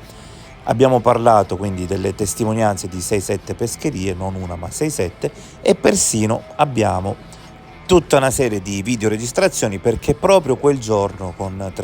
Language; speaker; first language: Italian; native; Italian